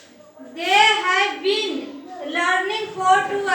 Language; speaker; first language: English; non-native, learner; Hindi